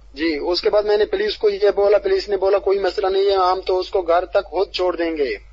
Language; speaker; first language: Urdu; non-native, local second language; Baluchi